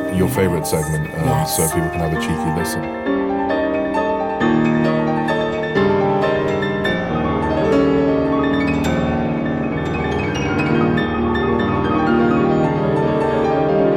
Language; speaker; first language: English; non-native, local second language; Yoruba